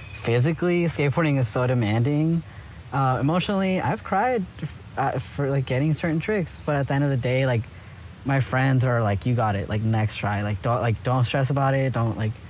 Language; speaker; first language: English; early bilingual, other home language; Spanish